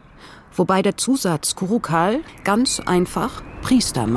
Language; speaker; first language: German; native; German